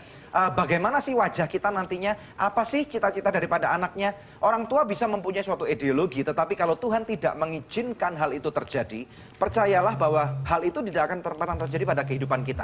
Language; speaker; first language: Indonesian; native; Indonesian